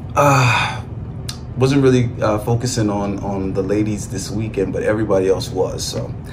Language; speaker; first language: English; native; English